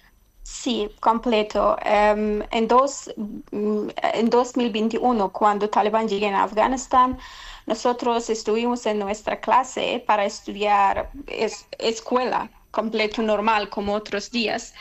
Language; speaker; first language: Spanish; non-native, learner; Persian